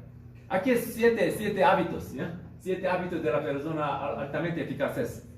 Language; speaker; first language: Spanish; non-native, learner; Korean